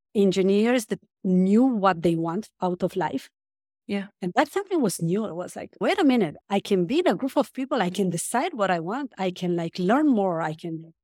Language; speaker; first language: English; non-native, fluent; Romanian